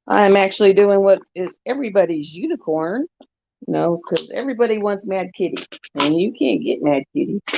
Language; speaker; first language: English; native; English